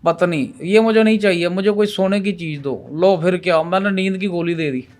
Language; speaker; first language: Urdu; non-native, local second language; Punjabi